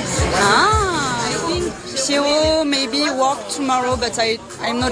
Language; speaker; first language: English; non-native, learner; French